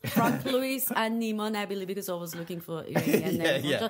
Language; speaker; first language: English; non-native, fluent; Persian